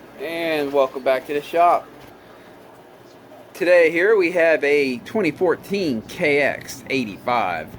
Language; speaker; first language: English; native; English